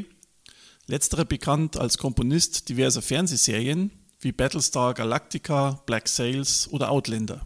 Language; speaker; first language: German; native; German